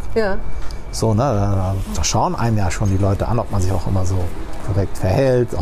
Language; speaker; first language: German; early bilingual, other home language; Turkish